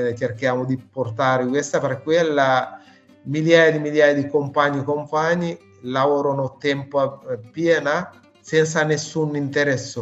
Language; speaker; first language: Italian; non-native, fluent; Sinhala